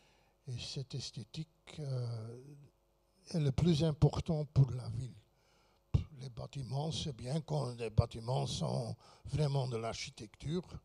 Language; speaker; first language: French; non-native, fluent; Dutch